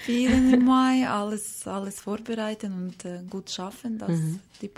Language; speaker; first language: German; non-native, learner; Ukrainian